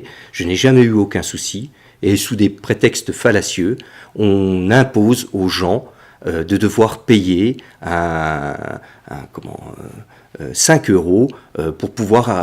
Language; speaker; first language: French; native; French